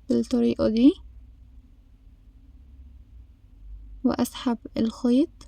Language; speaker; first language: Arabic; native; Arabic